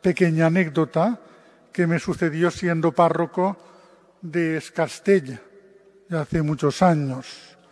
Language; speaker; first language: Spanish; non-native, local second language; Catalan